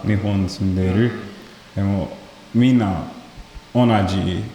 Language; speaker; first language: Japanese; non-native, learner; English